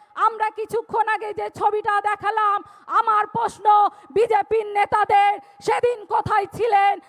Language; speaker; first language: Bangla; non-native, local second language; Santali